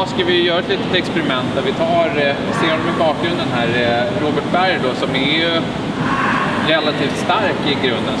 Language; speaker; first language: Swedish; native; Swedish